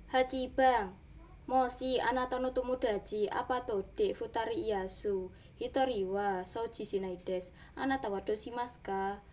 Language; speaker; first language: Japanese; non-native, learner; Indonesian